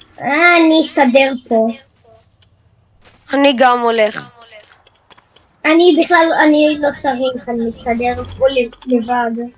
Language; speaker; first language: Hebrew; native; Hebrew